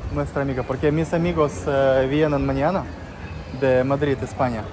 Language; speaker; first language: Spanish; non-native, learner; Russian